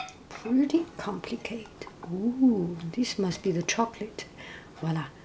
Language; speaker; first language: English; non-native, fluent; Chinese